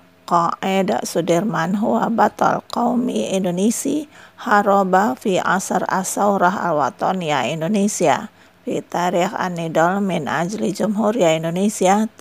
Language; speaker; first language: Arabic; non-native, fluent; Indonesian